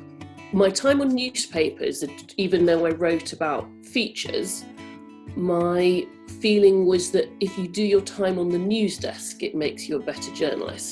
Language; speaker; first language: English; native; English